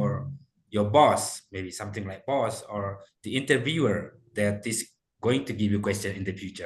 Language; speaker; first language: English; non-native, fluent; Indonesian